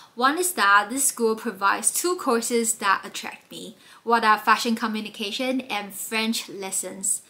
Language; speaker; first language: English; non-native, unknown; Chinese